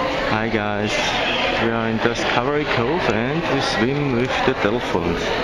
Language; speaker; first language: English; non-native, learner; German